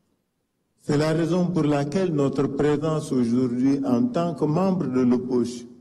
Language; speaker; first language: French; non-native, local second language; Wolof